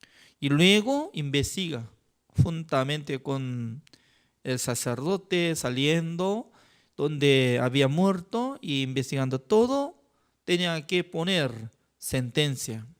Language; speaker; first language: Spanish; non-native, fluent; Korean